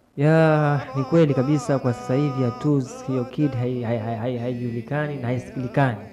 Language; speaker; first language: Swahili; native; Swahili